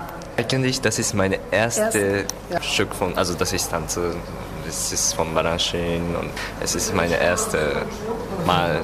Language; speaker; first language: German; non-native, learner; Japanese